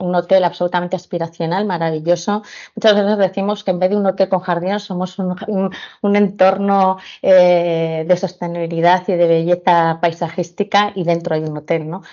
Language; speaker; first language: Spanish; native; Spanish